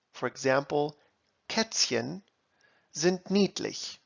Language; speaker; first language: German; non-native, fluent; English